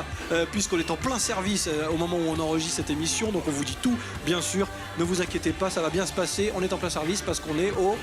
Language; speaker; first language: French; native; French